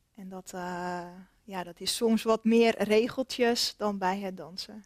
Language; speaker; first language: Dutch; native; Dutch